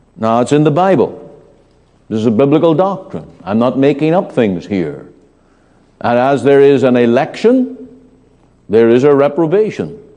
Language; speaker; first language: English; native; English